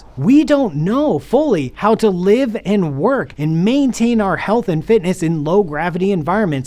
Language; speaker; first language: English; native; English